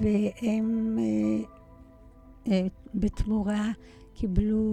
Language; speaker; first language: Hebrew; early bilingual, other home language; Polish